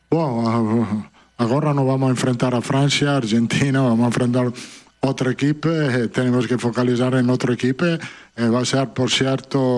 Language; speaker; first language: Portuguese; non-native, fluent; Italian